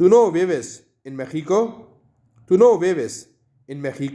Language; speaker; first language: Spanish; non-native, fluent; Urdu